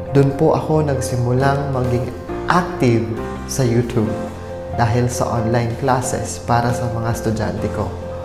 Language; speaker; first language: Filipino; non-native, local second language; Waray